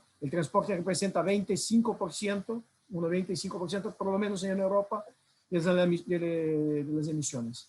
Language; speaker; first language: Spanish; non-native, fluent; Portuguese